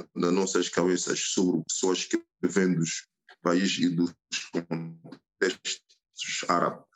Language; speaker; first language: Portuguese; non-native, fluent; French